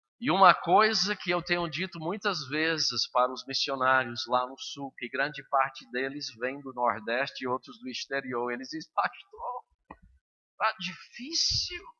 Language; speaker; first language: Portuguese; early bilingual, other home language; English